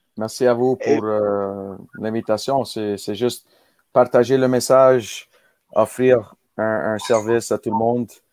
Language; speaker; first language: French; native; French